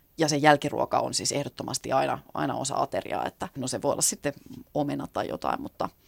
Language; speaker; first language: Finnish; native; Finnish